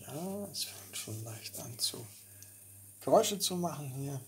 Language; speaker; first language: German; native; German